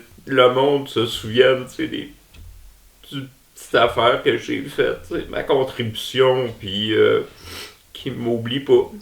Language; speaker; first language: French; native; French